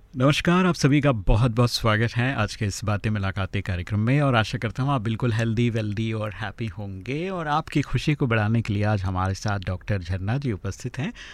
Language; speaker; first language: Hindi; native; Hindi